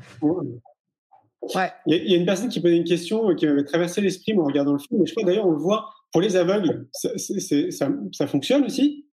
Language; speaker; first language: French; native; French